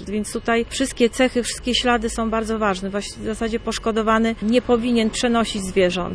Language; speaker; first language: Polish; native; Polish